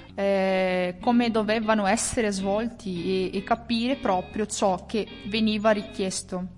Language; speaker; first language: Italian; non-native, fluent; Portuguese